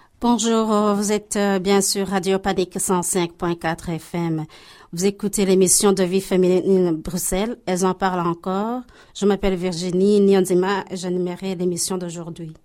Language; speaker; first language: French; native; French